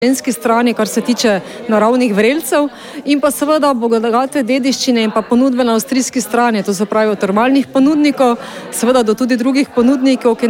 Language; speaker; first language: Slovenian; native; Slovenian